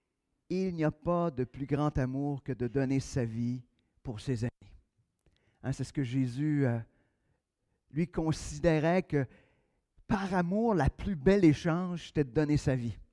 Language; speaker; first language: French; native; French